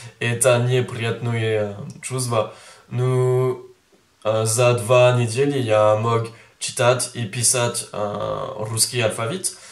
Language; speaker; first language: Russian; non-native, learner; French